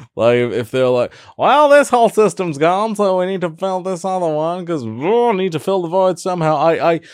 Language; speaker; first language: English; native; English